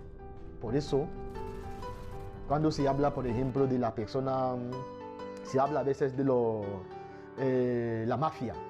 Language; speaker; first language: Spanish; non-native, fluent; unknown